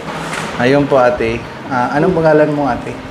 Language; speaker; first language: Filipino; non-native, learner; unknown